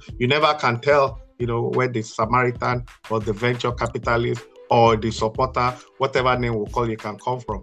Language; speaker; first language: English; non-native, local second language; Yoruba